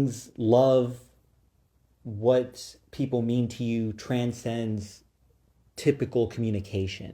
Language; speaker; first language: English; native; English